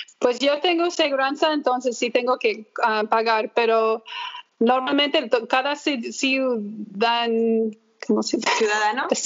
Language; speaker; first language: Spanish; early bilingual, heritage; English